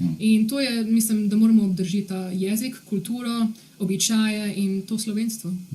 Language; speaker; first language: Slovenian; early bilingual, heritage; Slovenian